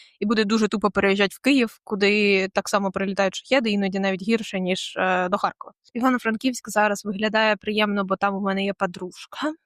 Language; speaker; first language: Ukrainian; non-native, local second language; Russian